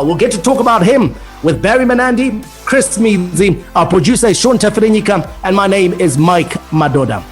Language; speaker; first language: English; native; English